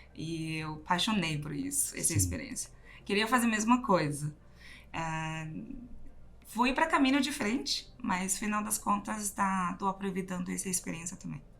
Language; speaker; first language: Portuguese; non-native, fluent; Chinese